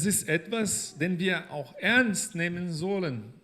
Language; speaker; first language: German; non-native, fluent; Portuguese